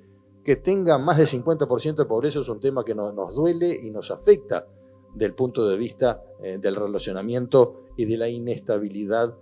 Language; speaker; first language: Spanish; native; Spanish